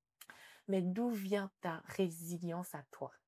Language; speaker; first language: French; native; French